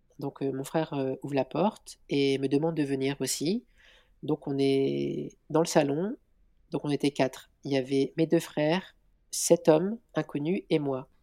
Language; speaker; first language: French; native; French